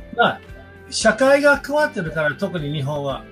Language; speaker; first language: Japanese; non-native, fluent; English